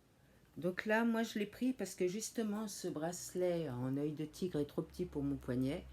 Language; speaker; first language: French; native; French